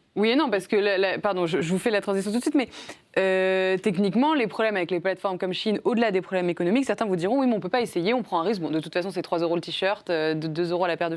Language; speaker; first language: French; native; French